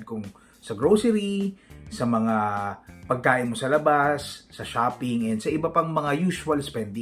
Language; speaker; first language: Filipino; native; Filipino